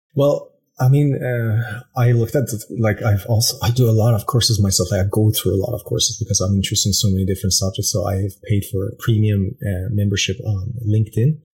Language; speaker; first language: English; non-native, fluent; Persian